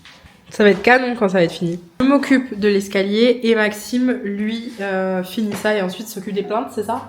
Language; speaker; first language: French; native; French